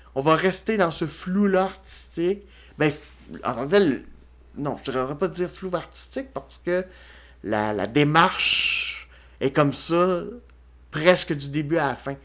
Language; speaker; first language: French; native; French